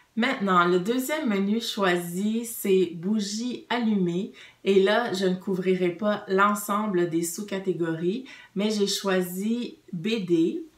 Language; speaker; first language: French; native; French